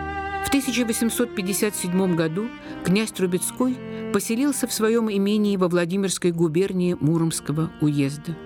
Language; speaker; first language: Russian; native; Russian